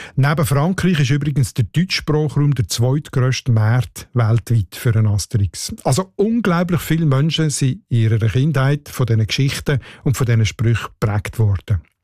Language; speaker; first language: German; native; German